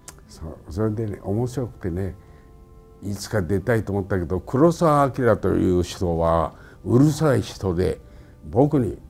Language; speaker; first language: Japanese; native; Japanese